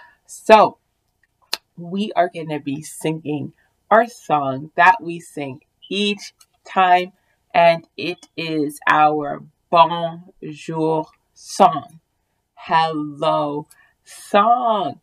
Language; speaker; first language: English; early bilingual, other home language; French